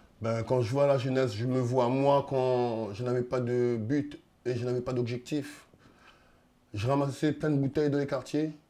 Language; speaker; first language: French; non-native, local second language; Réunion Creole French